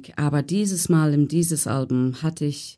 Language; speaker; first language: German; non-native, learner; English